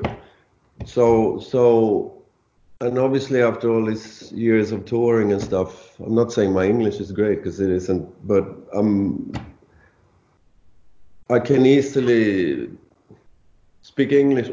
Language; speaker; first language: English; non-native, fluent; Swedish